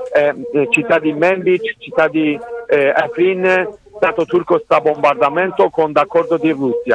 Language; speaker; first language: Italian; non-native, learner; Kurdish